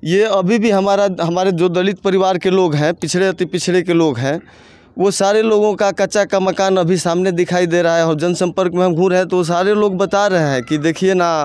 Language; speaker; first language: Hindi; native; Hindi